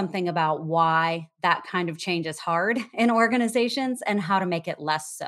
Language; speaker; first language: English; native; English